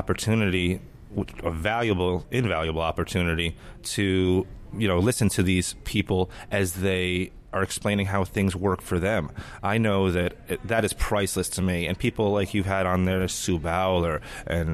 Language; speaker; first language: English; native; English